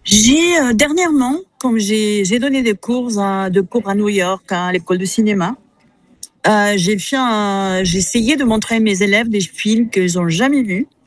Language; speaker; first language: French; non-native, fluent; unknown